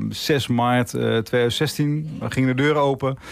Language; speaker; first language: Dutch; native; Dutch